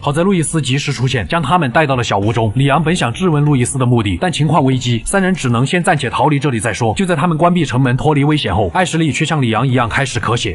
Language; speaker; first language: Chinese; native; Chinese